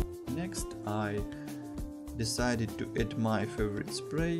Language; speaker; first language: English; non-native, fluent; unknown